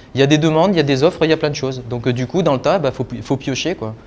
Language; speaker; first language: French; native; French